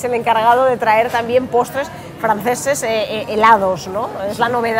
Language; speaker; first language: Spanish; native; Spanish